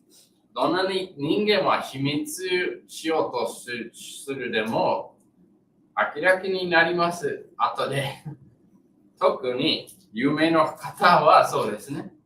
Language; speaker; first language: Japanese; non-native, learner; English